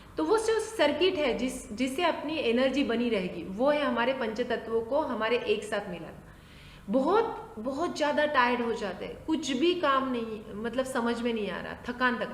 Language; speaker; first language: Hindi; non-native, local second language; Marathi